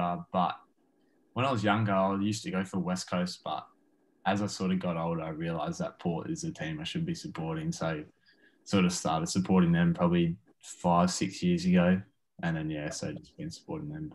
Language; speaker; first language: English; native; English